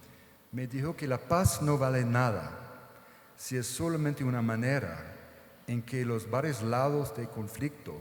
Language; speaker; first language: Spanish; non-native, fluent; English